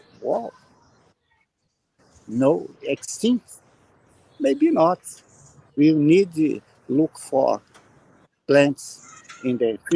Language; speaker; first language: English; non-native, learner; Portuguese